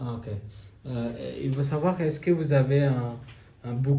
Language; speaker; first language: French; non-native, learner; Bangla